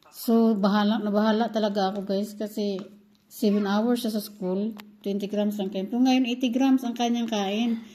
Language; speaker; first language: Filipino; non-native, local second language; Cebuano